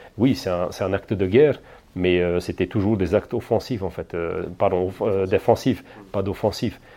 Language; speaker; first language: French; non-native, fluent; Hungarian